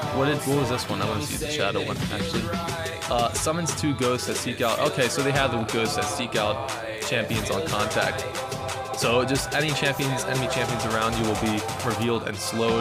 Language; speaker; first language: English; native; English